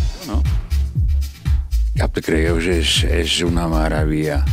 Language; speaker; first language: Spanish; non-native, fluent; Dutch